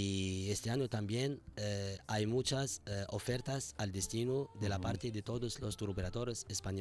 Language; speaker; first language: Spanish; non-native, fluent; Arabic